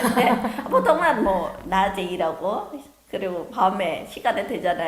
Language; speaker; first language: Korean; non-native, fluent; Khmer